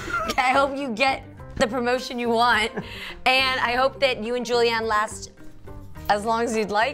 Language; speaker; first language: English; early bilingual, other home language; Vietnamese